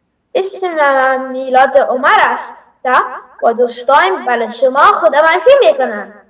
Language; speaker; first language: Persian; early bilingual, heritage; Persian